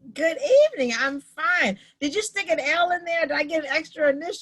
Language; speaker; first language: English; native; English